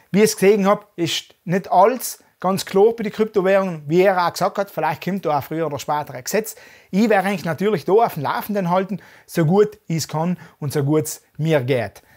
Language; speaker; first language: German; native; German